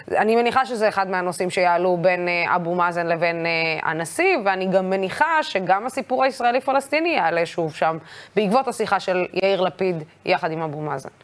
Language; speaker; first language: Hebrew; non-native, local second language; Arabic